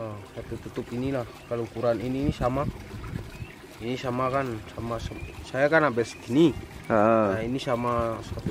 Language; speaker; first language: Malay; non-native, local second language; Javanese